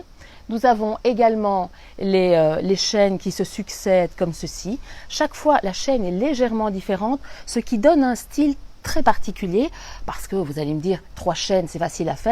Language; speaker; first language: French; native; French